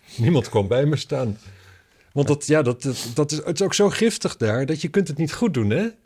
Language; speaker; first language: Dutch; native; Dutch